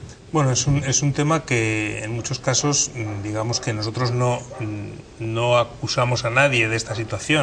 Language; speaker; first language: Spanish; native; Spanish